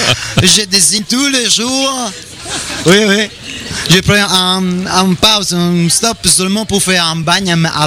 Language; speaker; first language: French; non-native, learner; Italian